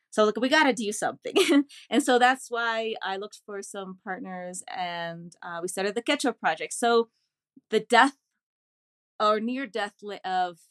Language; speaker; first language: English; native; English